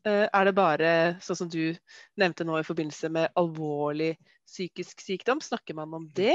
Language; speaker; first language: Norwegian; native; Norwegian